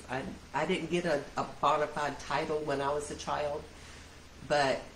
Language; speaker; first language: English; native; English